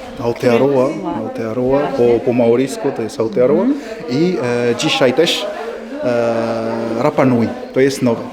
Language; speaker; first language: Polish; non-native, learner; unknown